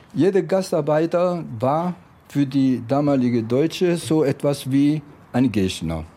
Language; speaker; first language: German; non-native, fluent; Italian